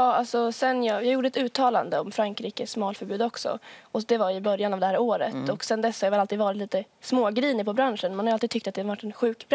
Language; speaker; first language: Swedish; native; Swedish